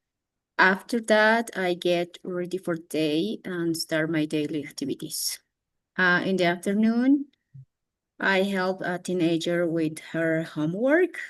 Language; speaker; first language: English; non-native, learner; Spanish